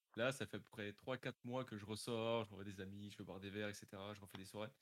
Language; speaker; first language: French; native; French